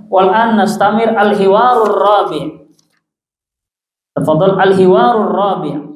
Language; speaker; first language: Arabic; non-native, fluent; Indonesian